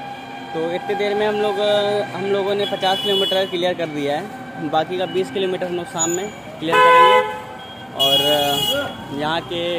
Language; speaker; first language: Hindi; native; Hindi